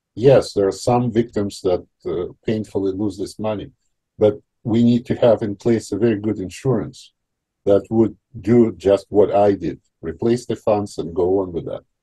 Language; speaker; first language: English; non-native, fluent; Russian